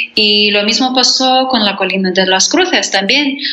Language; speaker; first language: Spanish; non-native, fluent; Lithuanian